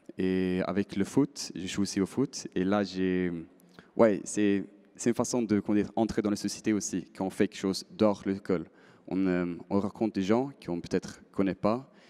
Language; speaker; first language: French; non-native, learner; Swedish